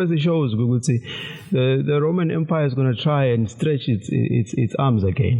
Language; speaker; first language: English; non-native, local second language; Zulu